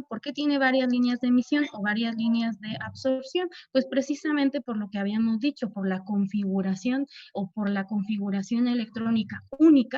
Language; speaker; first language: Spanish; native; Spanish